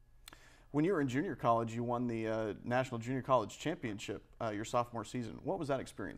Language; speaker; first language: English; native; English